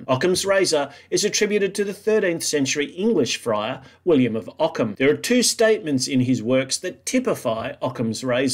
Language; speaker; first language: English; native; English